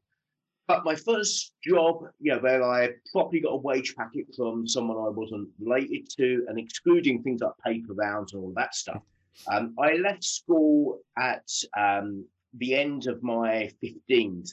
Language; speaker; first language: English; native; English